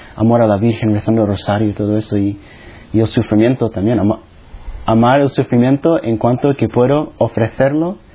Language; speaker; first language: Spanish; non-native, fluent; Filipino